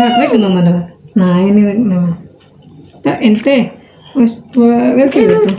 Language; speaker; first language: German; non-native, learner; Indonesian